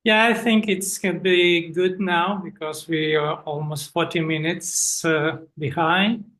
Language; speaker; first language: English; non-native, fluent; Russian